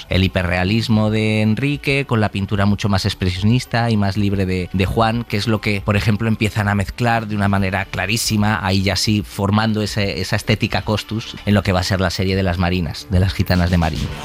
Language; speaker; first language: Spanish; native; Spanish